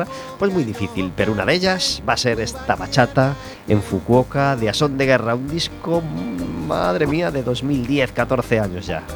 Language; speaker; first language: Spanish; native; Spanish